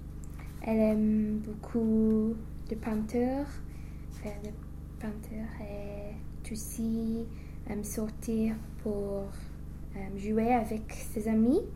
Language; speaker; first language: French; non-native, learner; English